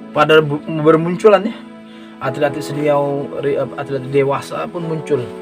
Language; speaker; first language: Indonesian; native; Indonesian